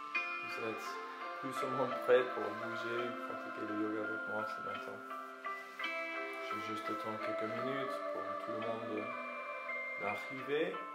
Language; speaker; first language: French; non-native, fluent; English